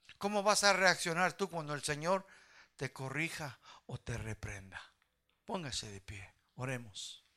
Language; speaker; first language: Spanish; early bilingual, heritage; Spanish